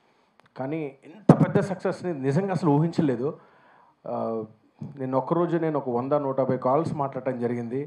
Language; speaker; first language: Telugu; native; Telugu